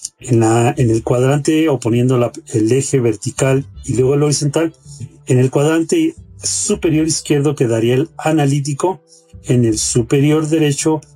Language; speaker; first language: Spanish; native; Spanish